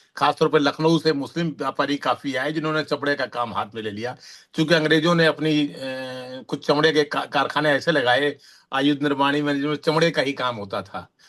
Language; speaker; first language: Hindi; native; Hindi